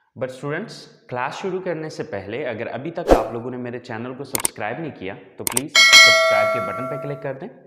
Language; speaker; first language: Urdu; non-native, local second language; Punjabi